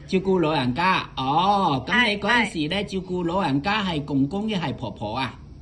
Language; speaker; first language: Cantonese; native; Cantonese